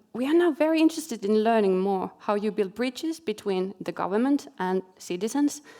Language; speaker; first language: English; non-native, fluent; Finnish